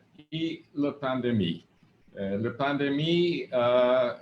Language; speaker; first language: French; non-native, fluent; English